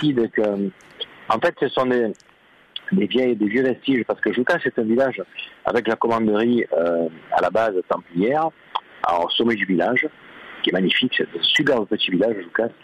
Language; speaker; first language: French; native; French